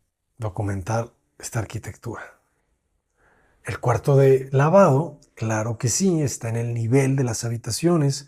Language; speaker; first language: Spanish; native; Spanish